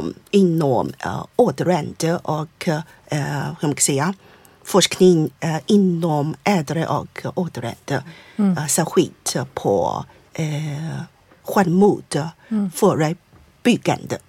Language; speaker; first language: Swedish; non-native, fluent; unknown